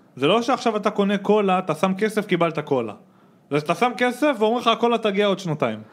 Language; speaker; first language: Hebrew; native; Hebrew